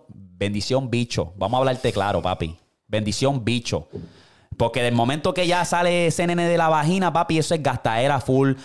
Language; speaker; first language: Spanish; native; Spanish